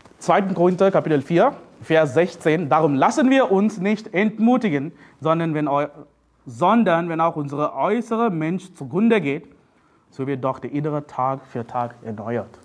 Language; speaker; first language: German; non-native, fluent; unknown